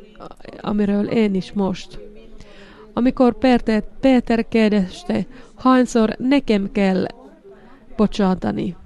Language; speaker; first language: Hungarian; non-native, learner; Finnish